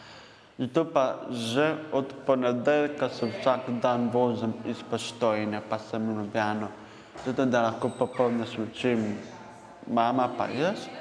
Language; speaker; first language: Slovenian; non-native, local second language; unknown